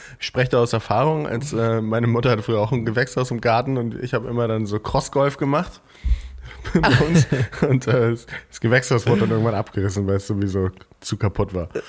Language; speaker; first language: German; native; German